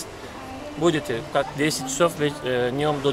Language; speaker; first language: Russian; non-native, learner; Turkish